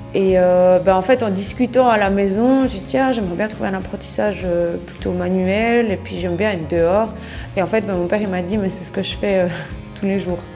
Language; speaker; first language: French; native; French